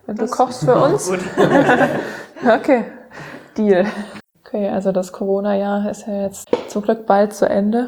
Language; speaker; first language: German; native; German